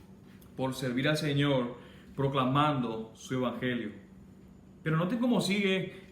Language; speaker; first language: Spanish; native; Spanish